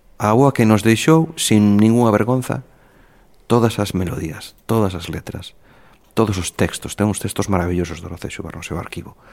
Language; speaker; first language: Galician; native; Galician